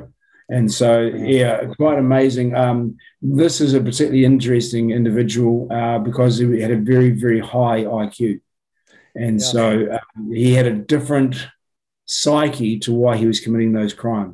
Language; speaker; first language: English; native; English